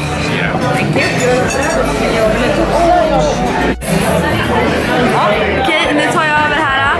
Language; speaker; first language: Swedish; native; Swedish